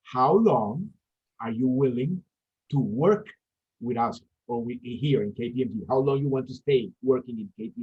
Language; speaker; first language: English; non-native, fluent; Spanish